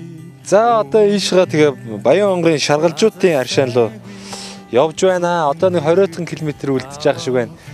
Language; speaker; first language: Mongolian; native; Mongolian